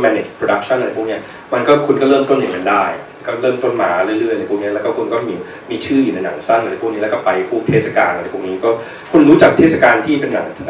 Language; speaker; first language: Thai; early bilingual, heritage; Thai